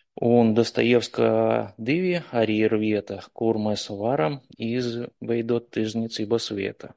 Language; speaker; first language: Latvian; non-native, local second language; Russian